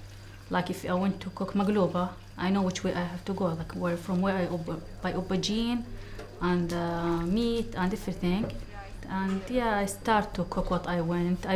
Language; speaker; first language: English; non-native, learner; Arabic